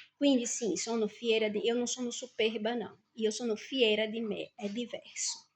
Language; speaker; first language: Italian; non-native, fluent; Portuguese